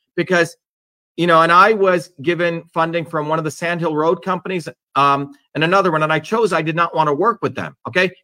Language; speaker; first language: English; non-native, local second language; Tamil